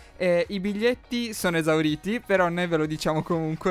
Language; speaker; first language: Italian; native; Italian